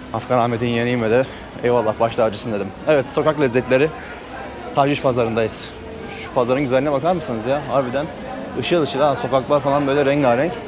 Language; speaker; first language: Turkish; native; Turkish